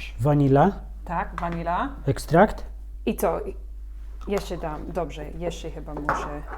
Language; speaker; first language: Polish; non-native, learner; English